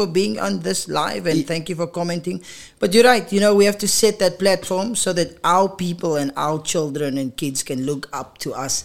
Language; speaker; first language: English; non-native, local second language; Afrikaans